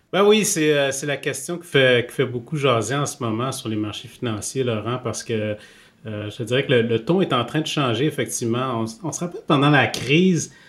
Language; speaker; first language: French; native; French